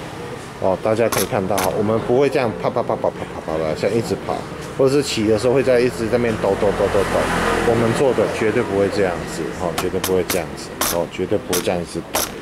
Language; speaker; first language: Chinese; native; Chinese